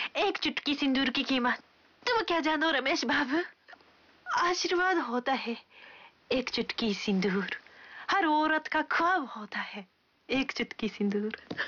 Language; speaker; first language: Hindi; non-native, fluent; Japanese